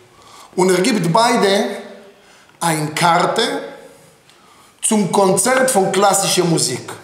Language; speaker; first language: German; non-native, fluent; Hebrew